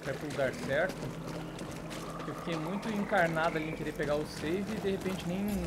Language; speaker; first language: Portuguese; native; Portuguese